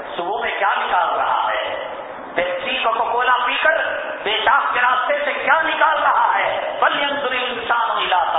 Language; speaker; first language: Urdu; native; Urdu